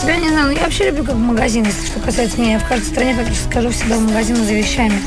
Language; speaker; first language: Russian; native; Russian